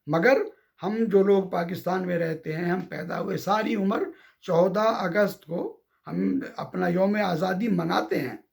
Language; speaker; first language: Urdu; native; Urdu